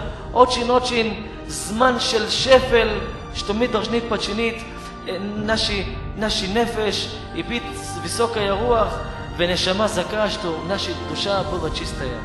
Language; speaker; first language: Russian; non-native, fluent; Hebrew